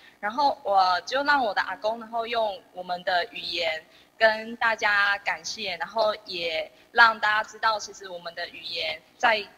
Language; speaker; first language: Chinese; native; Chinese